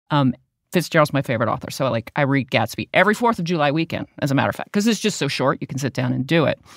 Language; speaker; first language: English; native; English